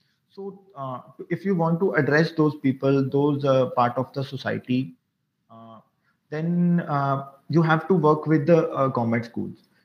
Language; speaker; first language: English; non-native, local second language; Punjabi